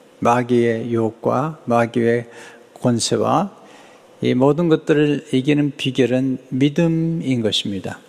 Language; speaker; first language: Korean; native; Korean